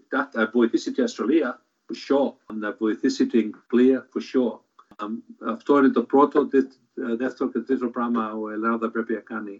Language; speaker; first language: Greek; early bilingual, heritage; Greek